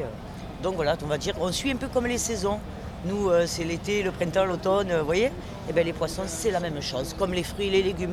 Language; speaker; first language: French; native; French